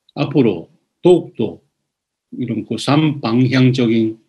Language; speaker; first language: Korean; early bilingual, other home language; Japanese